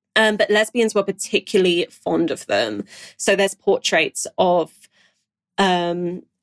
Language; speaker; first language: English; native; English